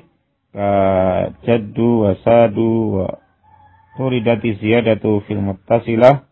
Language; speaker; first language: Arabic; non-native, fluent; Indonesian